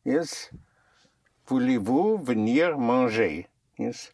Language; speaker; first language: French; non-native, fluent; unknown